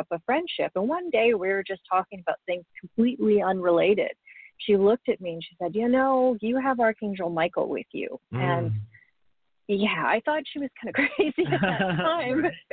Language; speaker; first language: English; native; English